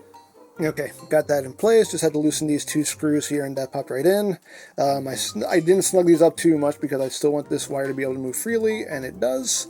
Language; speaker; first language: English; native; English